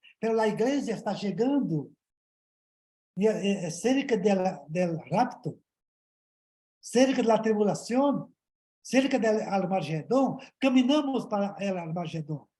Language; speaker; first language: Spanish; non-native, learner; Portuguese